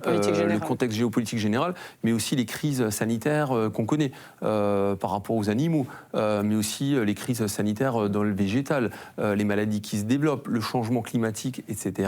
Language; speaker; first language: French; native; French